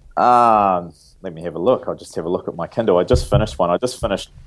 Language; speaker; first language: English; native; English